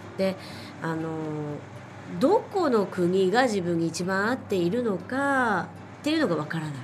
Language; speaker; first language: Japanese; native; Japanese